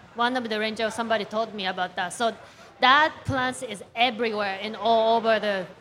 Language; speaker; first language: English; non-native, fluent; Japanese